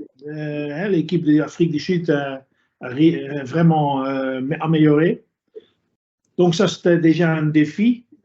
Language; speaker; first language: French; non-native, fluent; Dutch